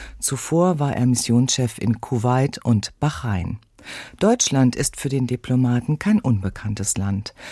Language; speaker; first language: German; native; German